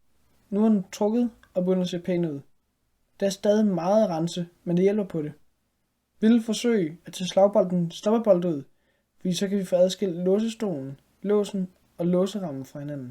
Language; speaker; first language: Danish; native; Danish